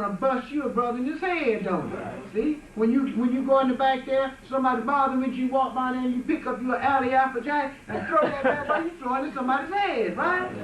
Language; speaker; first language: English; native; English